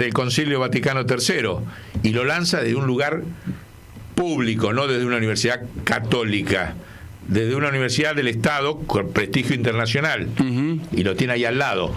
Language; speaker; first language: Spanish; native; Spanish